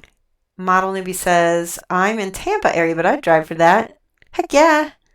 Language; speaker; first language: English; native; English